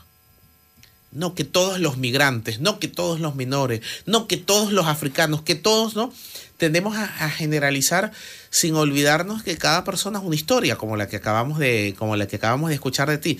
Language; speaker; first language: Spanish; native; Spanish